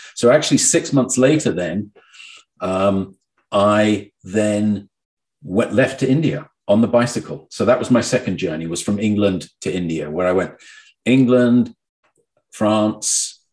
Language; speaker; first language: English; native; English